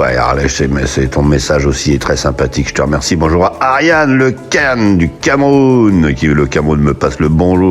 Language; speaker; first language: French; native; French